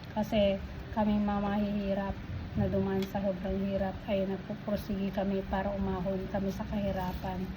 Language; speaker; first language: Filipino; non-native, local second language; Iloko